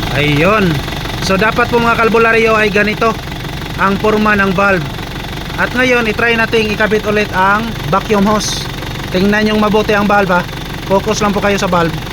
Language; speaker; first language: Filipino; non-native, local second language; Cebuano